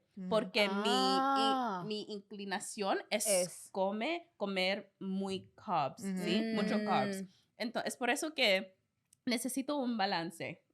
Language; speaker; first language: Spanish; non-native, learner; English